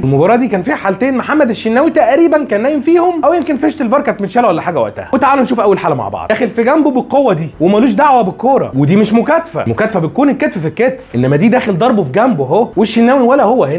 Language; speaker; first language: Arabic; native; Arabic